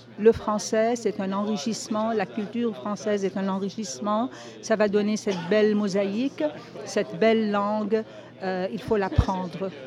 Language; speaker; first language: French; non-native, local second language; Arabic